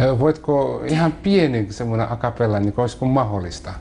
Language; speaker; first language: Finnish; non-native, learner; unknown